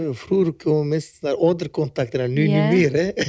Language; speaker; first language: Dutch; early bilingual, other home language; Turkish